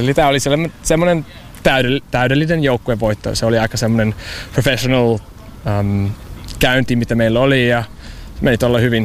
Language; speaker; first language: Finnish; non-native, fluent; English